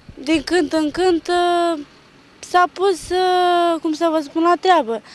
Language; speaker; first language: Romanian; non-native, local second language; Turkish